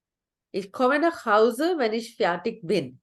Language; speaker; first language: German; non-native, fluent; Urdu